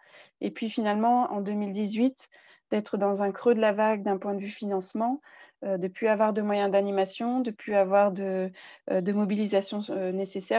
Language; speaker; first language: French; native; French